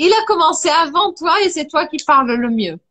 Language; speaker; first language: French; non-native, fluent; Portuguese